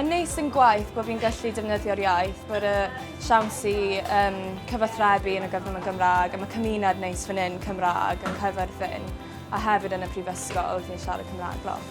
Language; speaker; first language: Welsh; native; Welsh